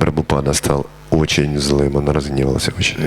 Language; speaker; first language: Russian; native; Russian